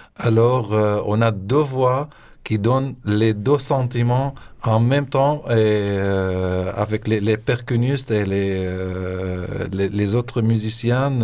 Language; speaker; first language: French; non-native, fluent; Arabic